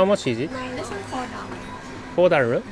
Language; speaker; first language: English; non-native, learner; Korean